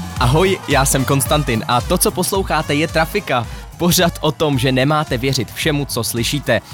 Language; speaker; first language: Czech; native; Czech